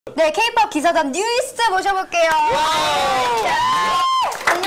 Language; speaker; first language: Korean; native; Korean